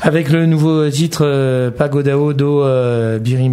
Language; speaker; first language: French; native; French